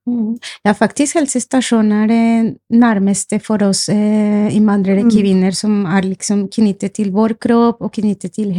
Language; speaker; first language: Norwegian; non-native, fluent; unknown